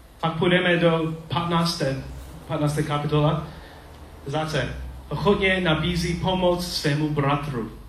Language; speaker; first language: Czech; non-native, learner; English